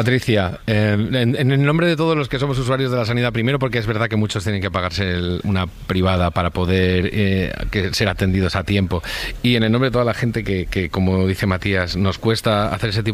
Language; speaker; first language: Spanish; native; Spanish